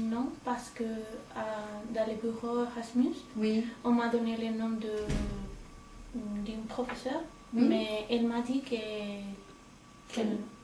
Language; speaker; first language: French; non-native, learner; Spanish